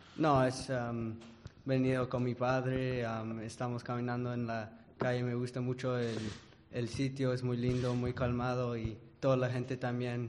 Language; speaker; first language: Spanish; early bilingual, heritage; English